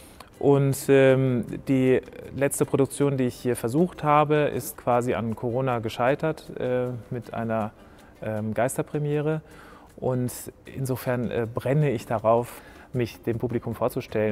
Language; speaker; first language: German; native; German